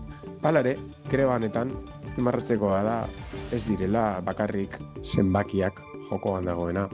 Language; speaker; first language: Basque; native; Basque